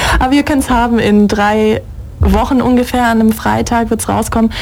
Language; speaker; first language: German; native; German